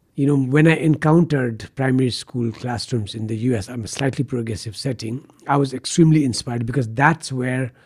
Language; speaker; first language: English; non-native, local second language; Nepali